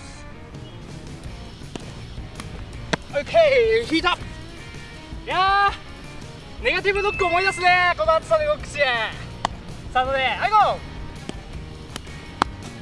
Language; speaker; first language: Japanese; native; Japanese